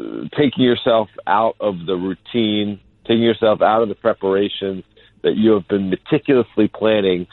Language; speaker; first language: English; native; English